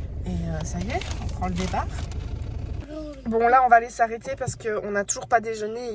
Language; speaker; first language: French; native; French